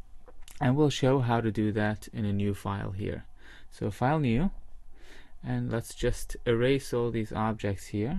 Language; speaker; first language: English; native; English